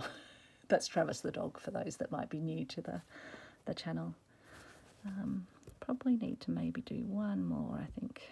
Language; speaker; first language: English; native; English